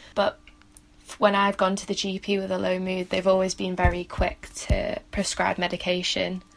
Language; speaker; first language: English; native; English